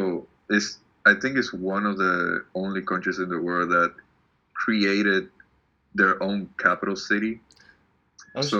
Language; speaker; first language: English; non-native, fluent; Spanish